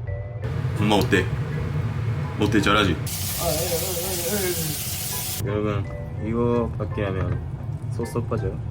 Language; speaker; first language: Korean; non-native, learner; Japanese